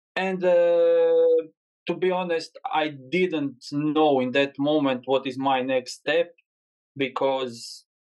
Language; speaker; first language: English; non-native, learner; Croatian